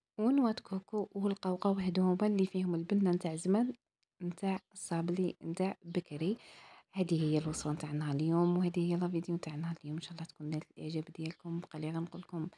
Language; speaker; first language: Arabic; native; Arabic